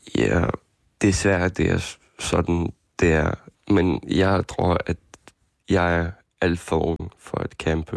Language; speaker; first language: Danish; non-native, fluent; Ukrainian